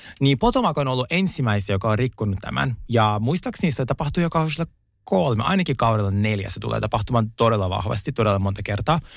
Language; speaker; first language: Finnish; non-native, fluent; Russian